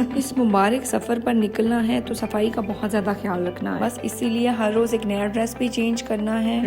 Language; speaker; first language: Urdu; native; Urdu